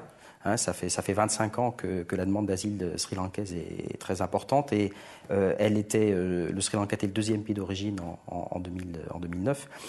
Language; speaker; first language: French; native; French